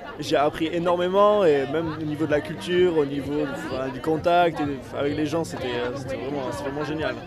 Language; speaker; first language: French; native; French